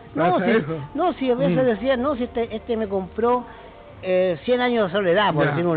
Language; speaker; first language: Spanish; native; Spanish